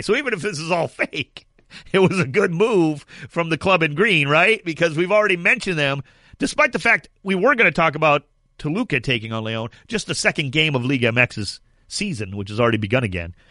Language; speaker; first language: English; native; English